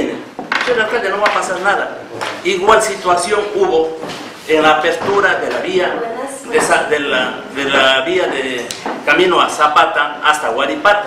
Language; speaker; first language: Spanish; native; Spanish